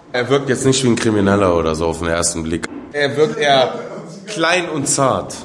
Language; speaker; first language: German; native; German